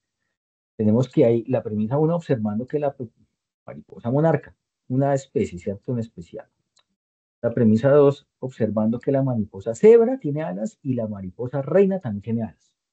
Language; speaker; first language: Spanish; native; Spanish